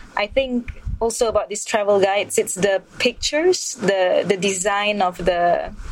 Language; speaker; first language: English; non-native, local second language; Malay